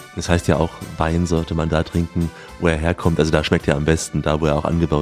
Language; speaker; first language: German; native; German